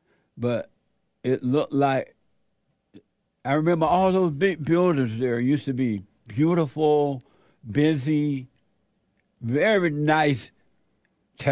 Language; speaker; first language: English; native; English